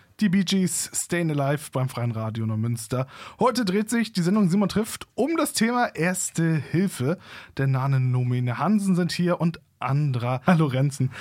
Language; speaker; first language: German; native; German